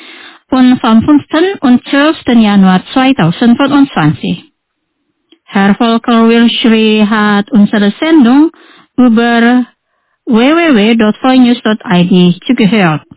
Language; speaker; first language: German; non-native, fluent; Indonesian